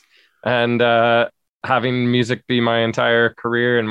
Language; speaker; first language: English; native; English